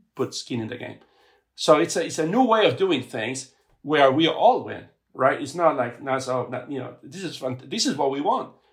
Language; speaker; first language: English; non-native, fluent; Spanish